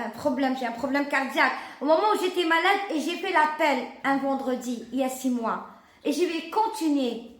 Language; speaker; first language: French; non-native, local second language; Arabic